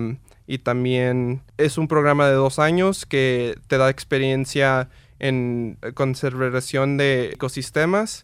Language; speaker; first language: Spanish; early bilingual, heritage; Spanish